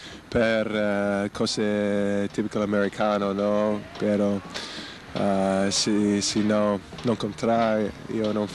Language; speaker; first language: Italian; non-native, learner; English